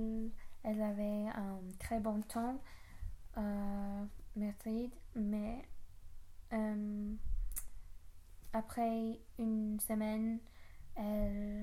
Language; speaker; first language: French; non-native, learner; English